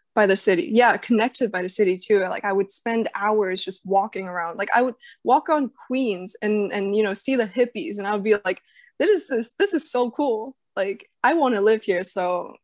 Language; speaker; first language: English; early bilingual, other home language; Chinese